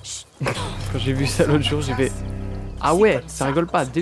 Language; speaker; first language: French; native; French